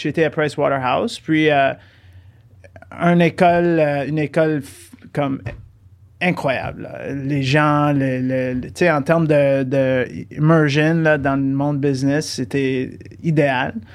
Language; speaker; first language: French; early bilingual, heritage; French